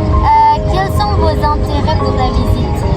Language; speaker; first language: French; non-native, learner; Indonesian